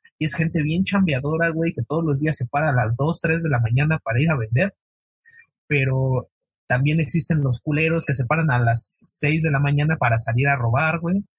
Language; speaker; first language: Spanish; native; Spanish